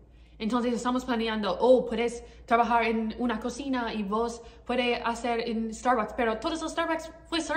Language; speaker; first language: Spanish; non-native, learner; English